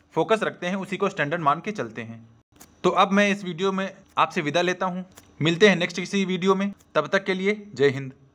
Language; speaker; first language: Hindi; native; Hindi